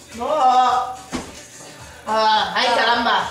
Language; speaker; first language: Spanish; non-native, learner; English